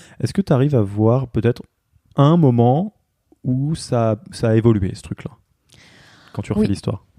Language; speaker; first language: French; native; French